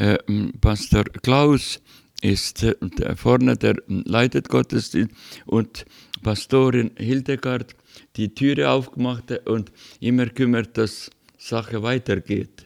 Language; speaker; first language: German; non-native, learner; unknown